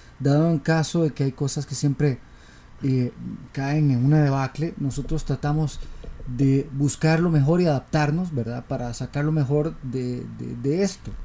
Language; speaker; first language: Spanish; native; Spanish